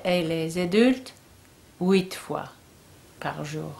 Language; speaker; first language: French; non-native, learner; English